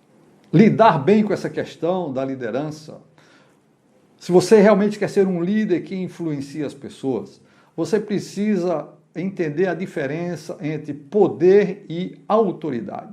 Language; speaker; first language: Portuguese; native; Portuguese